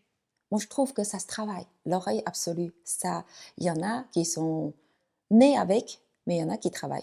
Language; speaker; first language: French; non-native, fluent; Chinese